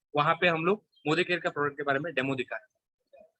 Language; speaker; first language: Hindi; non-native, local second language; Kannada